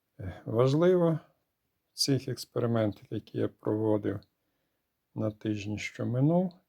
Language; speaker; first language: Ukrainian; native; Ukrainian